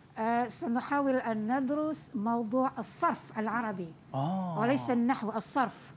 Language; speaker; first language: Arabic; non-native, fluent; Malay